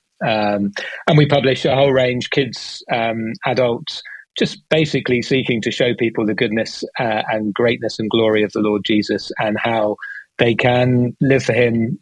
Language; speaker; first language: English; native; English